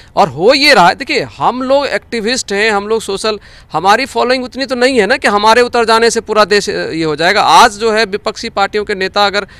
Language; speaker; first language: Hindi; native; Hindi